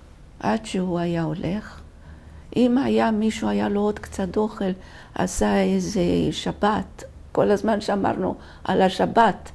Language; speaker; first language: Hebrew; non-native, fluent; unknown